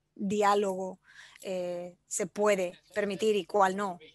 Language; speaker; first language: Spanish; non-native, fluent; Polish